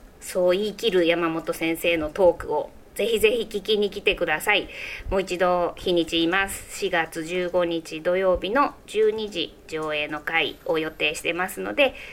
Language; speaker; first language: Japanese; native; Japanese